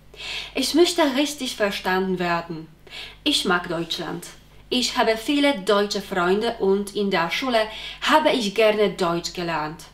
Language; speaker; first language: German; non-native, fluent; Polish